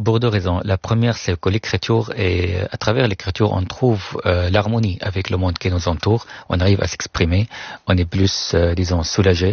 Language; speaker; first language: French; non-native, fluent; Arabic